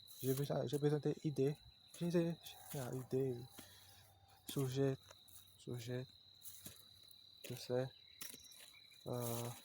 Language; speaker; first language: French; non-native, learner; Portuguese